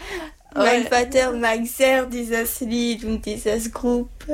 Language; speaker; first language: German; non-native, learner; French